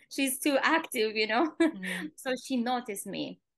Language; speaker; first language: English; non-native, fluent; Kazakh